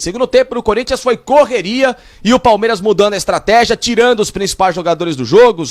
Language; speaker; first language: Portuguese; native; Portuguese